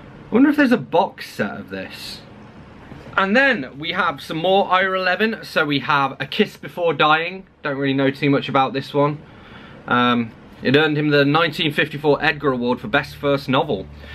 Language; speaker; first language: English; native; English